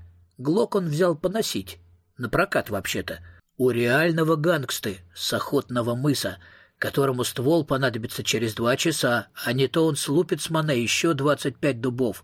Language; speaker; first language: Russian; native; Russian